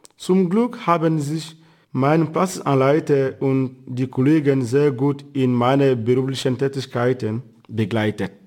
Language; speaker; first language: German; non-native, fluent; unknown